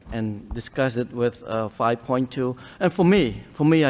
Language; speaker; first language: English; early bilingual, other home language; Khmer